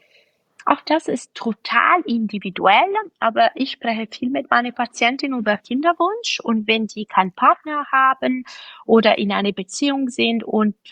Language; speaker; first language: German; non-native, fluent; Italian